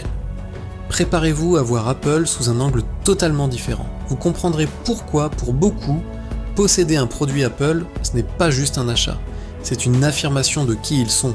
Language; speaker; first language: French; native; French